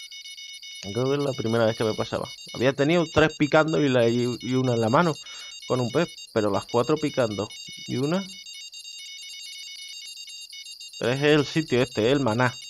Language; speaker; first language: Spanish; native; Spanish